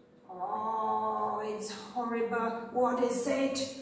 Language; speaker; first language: English; non-native, fluent; Czech